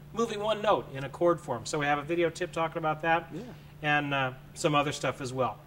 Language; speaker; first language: English; native; English